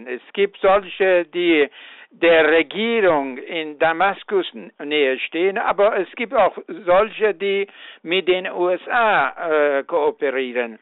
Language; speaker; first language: German; non-native, fluent; Persian